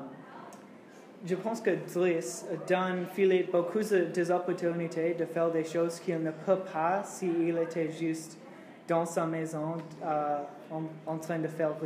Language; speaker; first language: French; non-native, learner; English